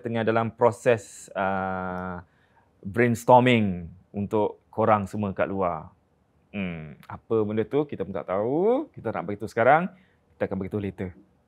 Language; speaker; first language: Malay; native; Malay